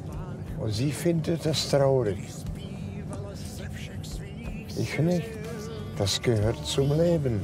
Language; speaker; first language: German; non-native, fluent; Czech